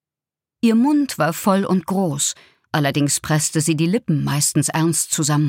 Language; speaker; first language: German; native; German